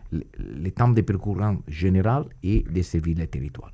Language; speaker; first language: French; non-native, fluent; Italian